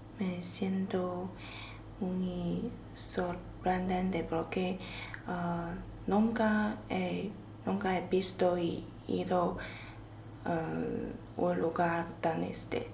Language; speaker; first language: Spanish; non-native, learner; Chinese